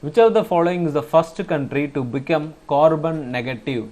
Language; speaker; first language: English; non-native, local second language; Tamil